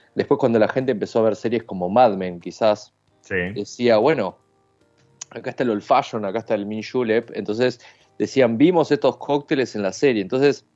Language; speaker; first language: Spanish; native; Spanish